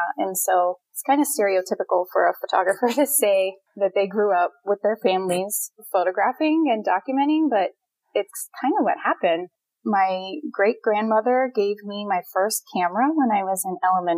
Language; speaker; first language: English; native; English